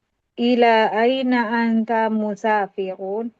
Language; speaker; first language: Arabic; non-native, learner; Indonesian